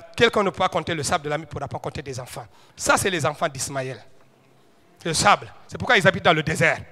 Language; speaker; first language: French; non-native, local second language; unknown